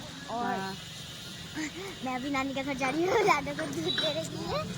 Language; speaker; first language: Hindi; non-native, local second language; Assamese